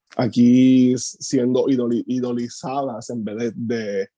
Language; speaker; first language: Spanish; native; Spanish